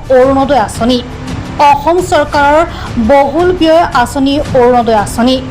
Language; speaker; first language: Assamese; native; Assamese